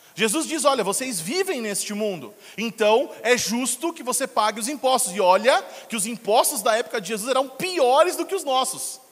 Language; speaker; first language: Portuguese; native; Portuguese